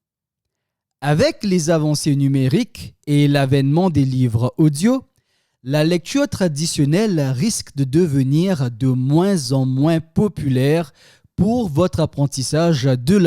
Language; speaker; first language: French; native; French